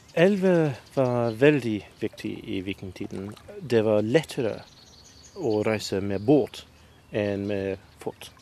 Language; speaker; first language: Norwegian; non-native, learner; English